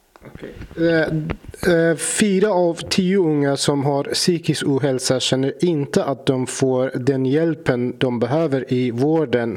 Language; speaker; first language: Swedish; non-native, fluent; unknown